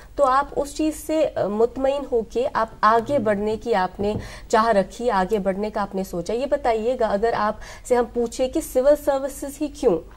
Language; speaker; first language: Hindi; non-native, local second language; Kashmiri